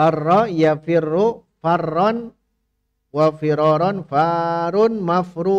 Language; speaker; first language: Arabic; non-native, fluent; Indonesian